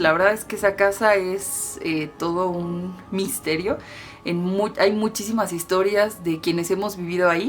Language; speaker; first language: Spanish; native; Spanish